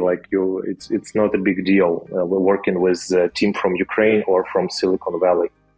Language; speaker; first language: English; non-native, fluent; Russian